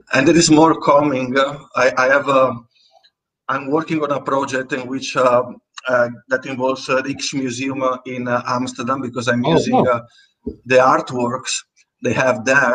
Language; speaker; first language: English; non-native, fluent; Italian